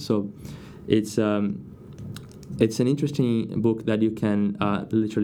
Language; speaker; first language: English; non-native, fluent; Portuguese